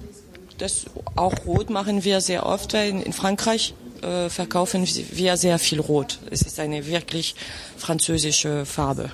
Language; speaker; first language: German; non-native, fluent; French